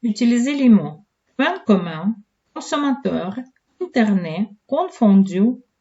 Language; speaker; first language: French; non-native, fluent; Ukrainian